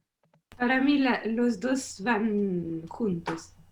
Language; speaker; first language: Spanish; non-native, learner; French